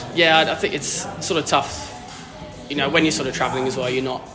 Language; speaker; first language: English; native; English